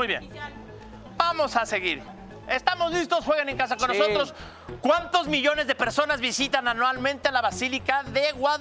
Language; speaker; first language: Spanish; native; Spanish